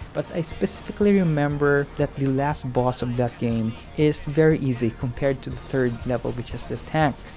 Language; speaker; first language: English; non-native, local second language; Hiligaynon